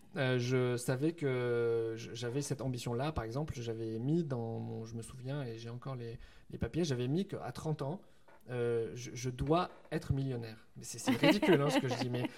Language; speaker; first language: French; non-native, local second language; Arabic